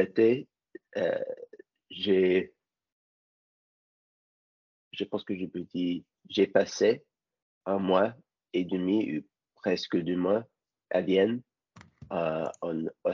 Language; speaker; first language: French; non-native, learner; English